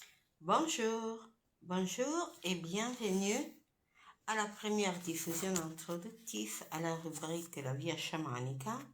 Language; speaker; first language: French; non-native, fluent; Italian